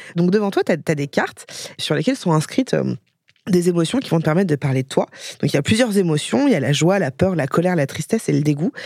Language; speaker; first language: French; native; French